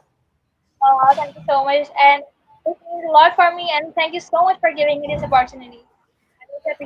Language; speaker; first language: English; non-native, local second language; Urdu